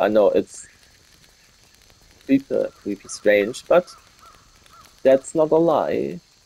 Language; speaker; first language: English; non-native, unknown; German